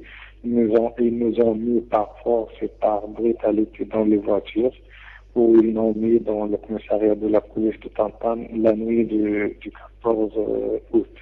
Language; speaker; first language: French; non-native, local second language; Arabic